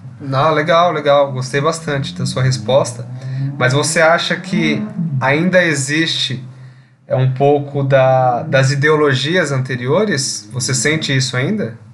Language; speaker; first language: Portuguese; native; Portuguese